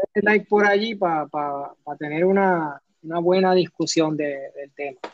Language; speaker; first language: Spanish; early bilingual, heritage; Spanish